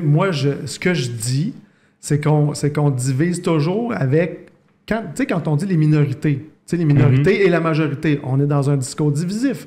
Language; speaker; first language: French; native; French